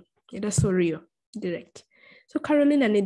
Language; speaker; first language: Turkish; non-native, fluent; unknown